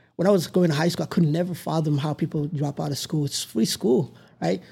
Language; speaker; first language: English; non-native, local second language; Rundi